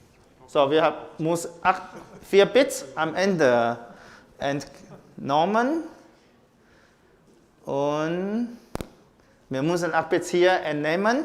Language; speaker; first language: German; non-native, learner; Chinese